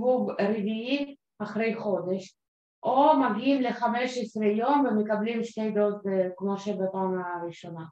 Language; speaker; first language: Hebrew; non-native, fluent; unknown